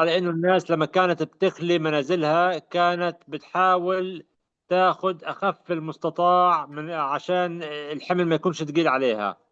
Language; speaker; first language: Arabic; native; Arabic